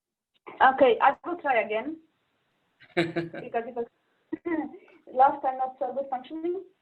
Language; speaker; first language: English; non-native, learner; Latvian